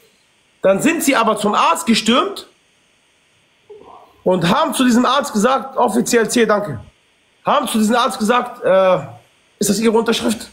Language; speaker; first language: German; early bilingual, other home language; Arabic